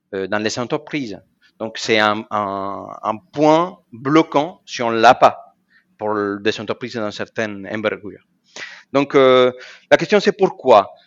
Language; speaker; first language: French; non-native, fluent; Spanish